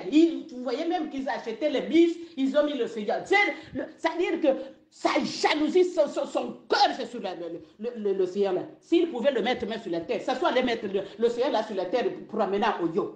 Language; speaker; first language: French; non-native, local second language; Lingala